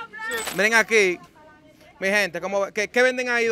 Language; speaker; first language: Spanish; native; Spanish